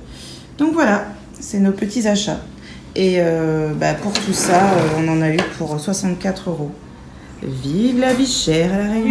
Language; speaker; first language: French; native; French